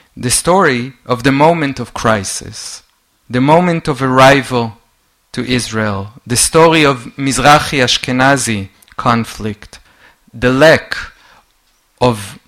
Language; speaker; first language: English; non-native, fluent; Hebrew